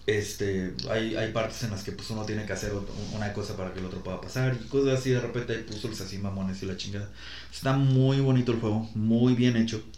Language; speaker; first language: Spanish; native; Spanish